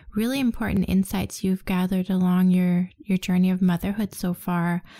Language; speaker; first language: English; non-native, fluent; Danish